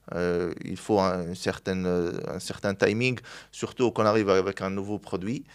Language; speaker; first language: French; non-native, local second language; Arabic